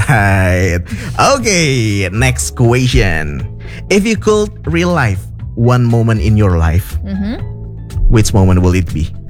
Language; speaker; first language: English; non-native, fluent; Indonesian